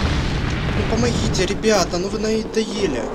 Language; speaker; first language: Russian; native; Russian